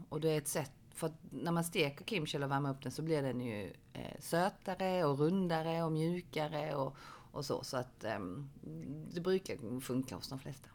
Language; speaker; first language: Swedish; early bilingual, other home language; Korean